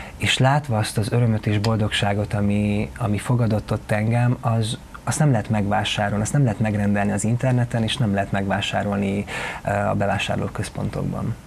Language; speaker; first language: Hungarian; native; Hungarian